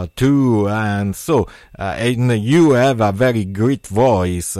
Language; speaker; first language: English; non-native, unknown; Italian